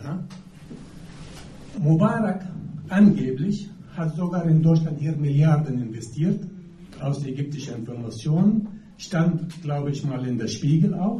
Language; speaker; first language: German; non-native, fluent; Arabic